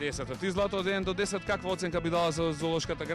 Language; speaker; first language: Macedonian; native; Macedonian